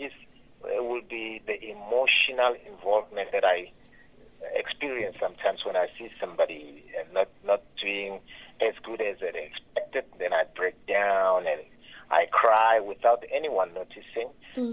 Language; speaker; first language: English; non-native, local second language; Tsonga